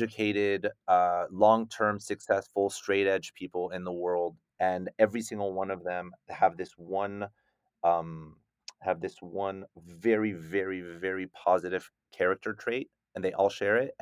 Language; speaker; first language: English; native; English